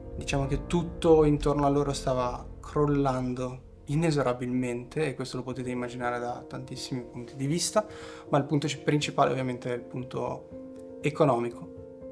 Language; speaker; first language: Italian; early bilingual, other home language; Portuguese